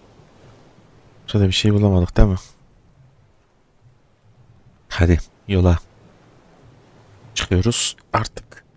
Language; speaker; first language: Turkish; native; Turkish